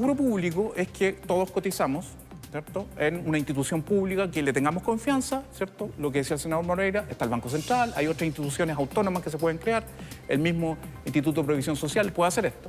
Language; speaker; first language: Spanish; native; Spanish